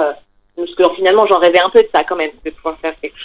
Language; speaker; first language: French; native; French